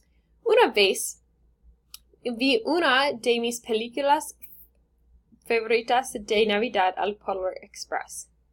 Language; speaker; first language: Spanish; non-native, learner; English